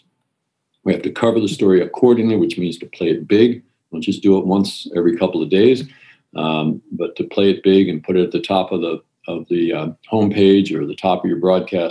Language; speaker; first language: English; native; English